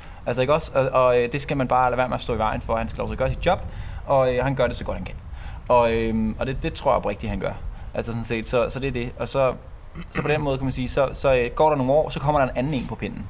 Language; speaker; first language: Danish; native; Danish